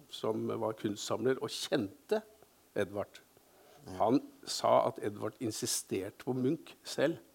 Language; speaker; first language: Norwegian; native; Norwegian